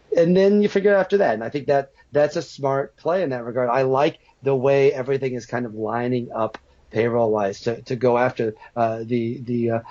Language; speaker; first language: English; native; English